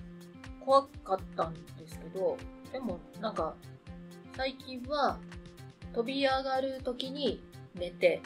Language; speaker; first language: Japanese; native; Japanese